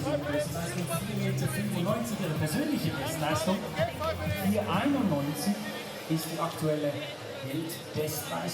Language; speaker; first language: German; native; German